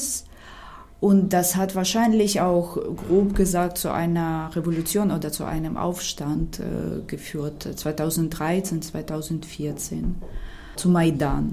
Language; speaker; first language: German; non-native, fluent; Ukrainian